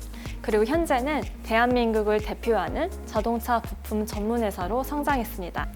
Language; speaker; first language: Korean; native; Korean